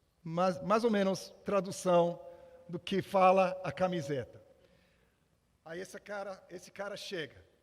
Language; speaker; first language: Portuguese; non-native, fluent; English